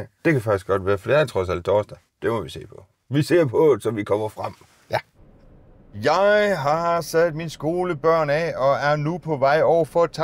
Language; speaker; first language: Danish; native; Danish